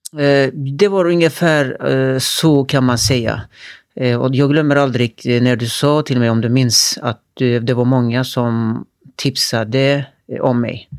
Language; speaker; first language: Swedish; non-native, fluent; Turkish